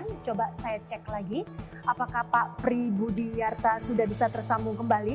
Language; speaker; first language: Indonesian; native; Indonesian